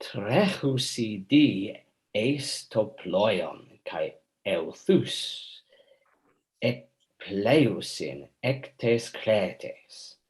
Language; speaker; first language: Greek; non-native, fluent; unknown